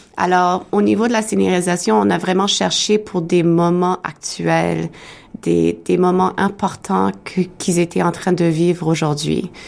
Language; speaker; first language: French; native; French